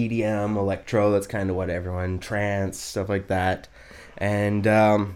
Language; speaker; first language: English; native; English